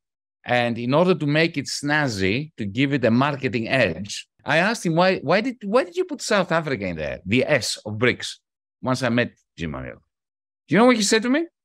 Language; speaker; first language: English; non-native, fluent; Greek